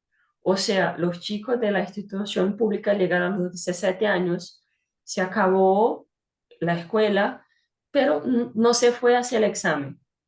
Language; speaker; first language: Spanish; non-native, fluent; Portuguese